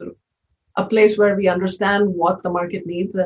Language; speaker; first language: English; non-native, local second language; Hindi